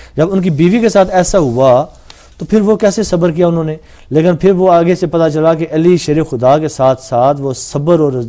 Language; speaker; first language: Urdu; non-native, local second language; Punjabi